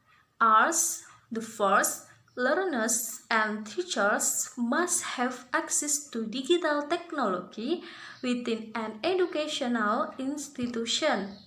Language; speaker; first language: English; non-native, learner; Indonesian